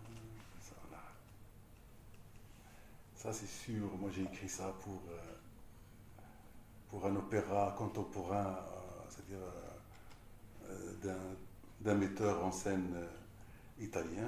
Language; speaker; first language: French; non-native, local second language; Arabic